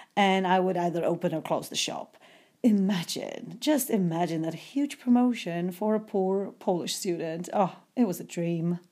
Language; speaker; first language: English; non-native, fluent; Polish